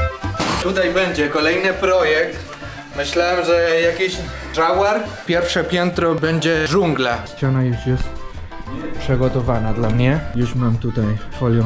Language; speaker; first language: Polish; non-native, learner; Spanish